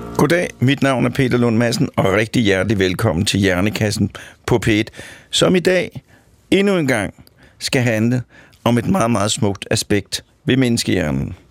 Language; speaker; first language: Danish; native; Danish